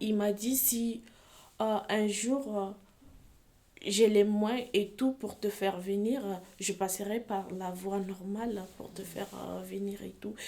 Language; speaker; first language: French; non-native, fluent; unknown